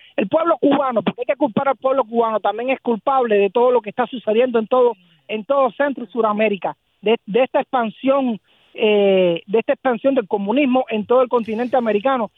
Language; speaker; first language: Spanish; native; Spanish